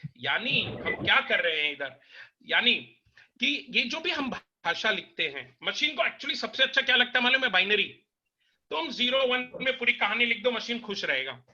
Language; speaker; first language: Hindi; native; Hindi